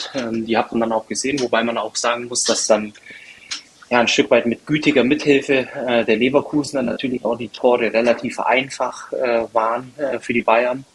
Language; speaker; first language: German; native; German